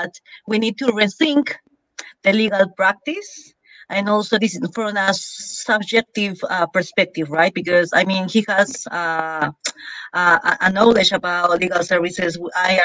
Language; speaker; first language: English; non-native, fluent; Spanish